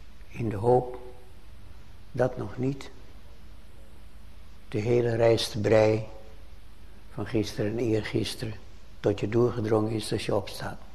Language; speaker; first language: Dutch; native; Dutch